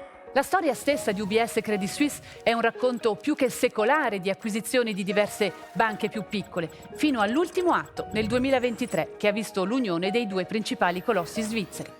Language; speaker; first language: Italian; native; Italian